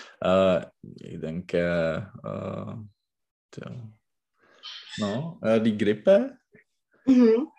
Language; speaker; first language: German; non-native, learner; Czech